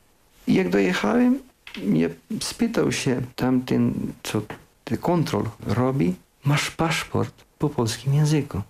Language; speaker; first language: Polish; early bilingual, heritage; Polish